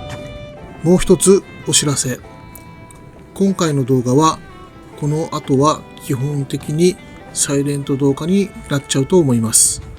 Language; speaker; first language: Japanese; native; Japanese